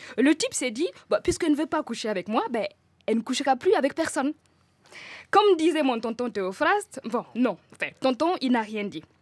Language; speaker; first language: French; non-native, local second language; Mossi